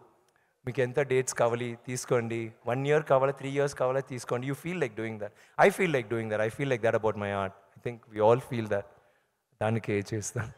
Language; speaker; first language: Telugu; non-native, learner; Tamil